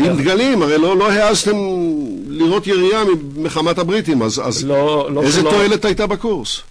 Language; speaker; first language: Hebrew; native; Hebrew